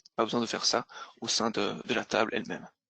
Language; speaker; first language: French; native; French